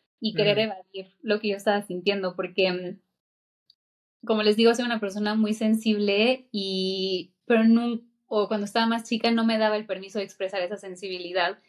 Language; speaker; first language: Spanish; native; Spanish